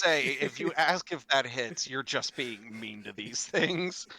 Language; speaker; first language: English; native; English